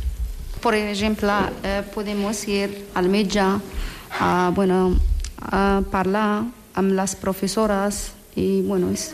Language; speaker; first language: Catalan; non-native, learner; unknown